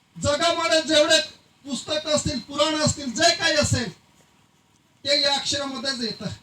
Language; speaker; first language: Marathi; non-native, local second language; Bhili